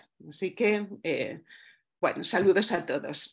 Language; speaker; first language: Spanish; native; Spanish